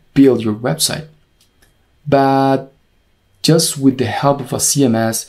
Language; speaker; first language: English; non-native, fluent; Spanish